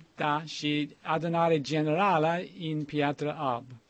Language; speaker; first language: Romanian; non-native, learner; English